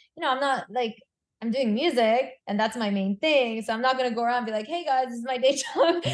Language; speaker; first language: English; early bilingual, other home language; Korean